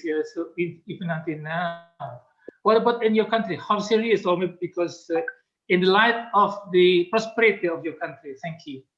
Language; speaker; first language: English; non-native, fluent; Indonesian